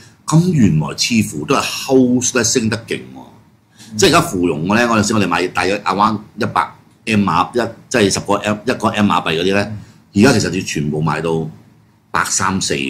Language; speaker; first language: Cantonese; native; Cantonese